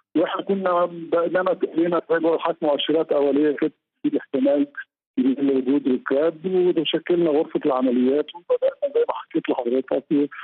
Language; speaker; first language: Egyptian Arabic; native; Egyptian Arabic